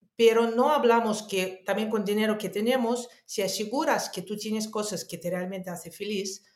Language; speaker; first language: Spanish; non-native, fluent; Russian